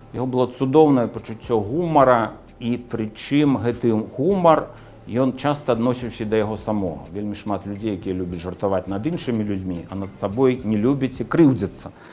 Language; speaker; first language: Belarusian; native; Belarusian